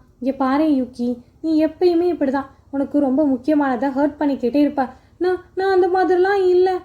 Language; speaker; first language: Tamil; native; Tamil